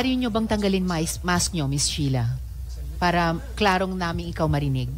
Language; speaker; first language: Filipino; native; Filipino